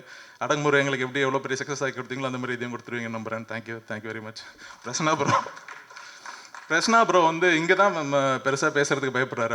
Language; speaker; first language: Tamil; native; Tamil